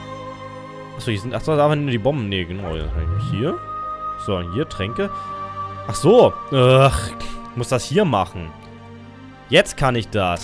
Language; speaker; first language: German; native; German